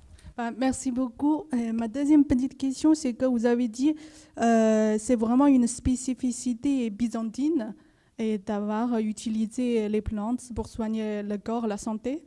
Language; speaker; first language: French; non-native, fluent; Chinese